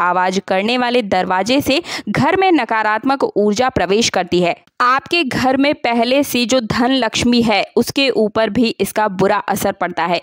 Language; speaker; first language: Hindi; native; Hindi